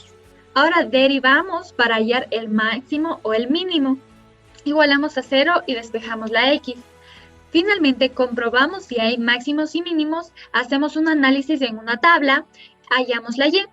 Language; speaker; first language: Spanish; native; Spanish